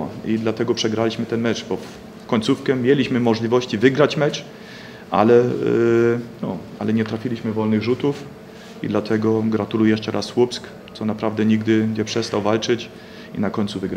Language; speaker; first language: Polish; non-native, fluent; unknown